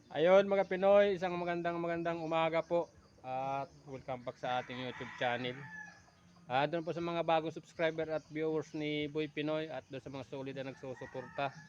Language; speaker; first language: Filipino; non-native, local second language; Bikol